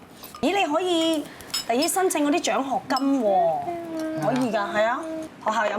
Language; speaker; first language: Cantonese; native; Cantonese